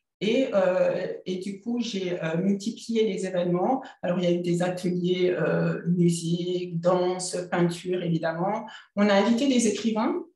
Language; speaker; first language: French; native; French